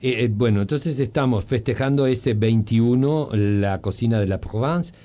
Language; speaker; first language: Spanish; native; Spanish